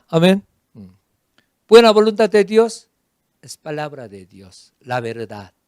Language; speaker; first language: Spanish; non-native, fluent; Korean